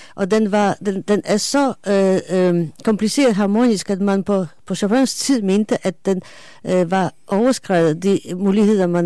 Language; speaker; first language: Danish; non-native, fluent; Polish